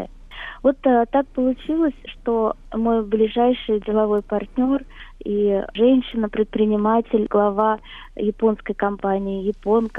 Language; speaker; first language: Russian; native; Russian